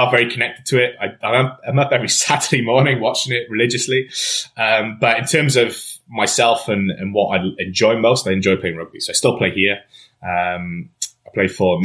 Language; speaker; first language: English; native; English